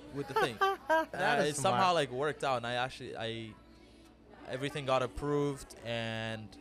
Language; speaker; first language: English; early bilingual, other home language; Amharic